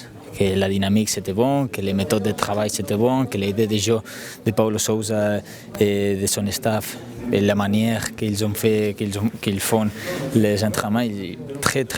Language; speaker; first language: French; non-native, fluent; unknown